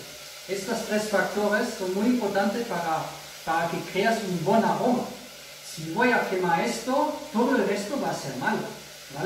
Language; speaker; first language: Spanish; non-native, fluent; German